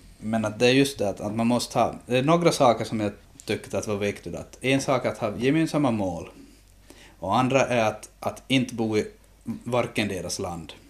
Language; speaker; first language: Swedish; native; Swedish